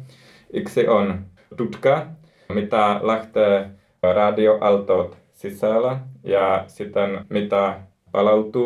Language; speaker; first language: Finnish; non-native, learner; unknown